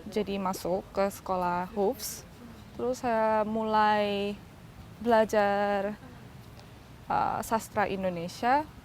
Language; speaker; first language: Indonesian; non-native, learner; Korean